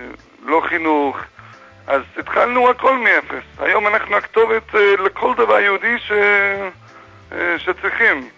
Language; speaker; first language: Hebrew; non-native, fluent; English